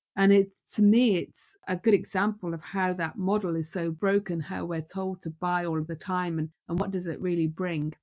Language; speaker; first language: English; native; English